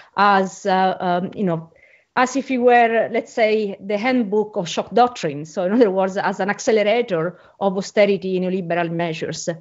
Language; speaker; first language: English; non-native, fluent; Italian